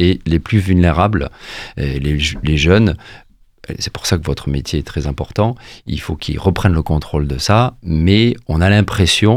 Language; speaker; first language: French; native; French